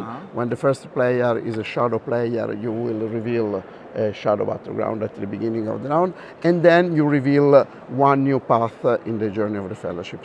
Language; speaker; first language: English; non-native, fluent; Italian